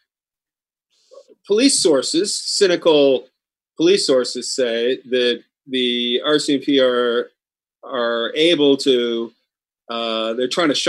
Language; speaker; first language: English; native; English